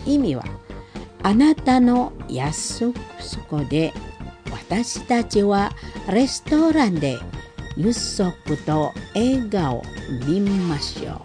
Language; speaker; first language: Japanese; non-native, fluent; Indonesian